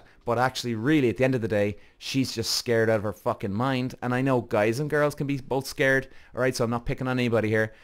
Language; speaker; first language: English; native; English